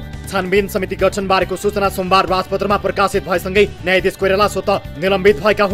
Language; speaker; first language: Nepali; native; Nepali